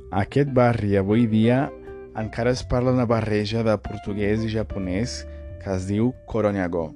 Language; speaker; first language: Catalan; non-native, fluent; Portuguese